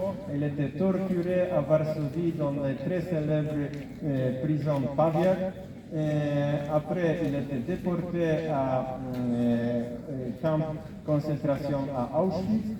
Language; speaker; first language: French; non-native, fluent; Polish